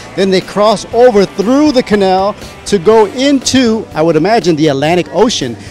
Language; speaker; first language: English; early bilingual, other home language; Spanish